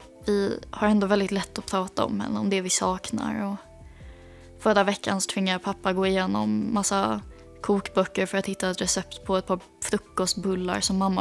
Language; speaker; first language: Swedish; native; Swedish